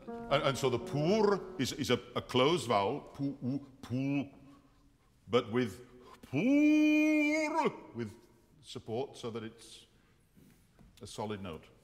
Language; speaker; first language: English; native; English